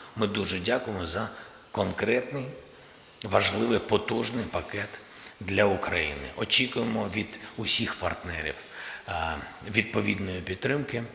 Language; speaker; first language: Ukrainian; non-native, local second language; Russian